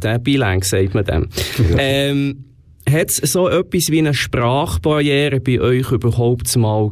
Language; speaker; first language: German; native; German